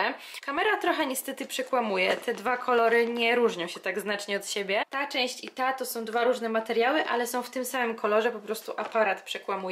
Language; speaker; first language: Polish; native; Polish